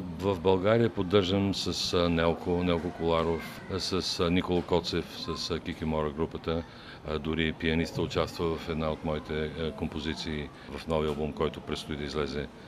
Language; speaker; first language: Bulgarian; native; Bulgarian